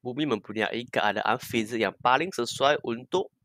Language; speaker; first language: Malay; non-native, local second language; Chinese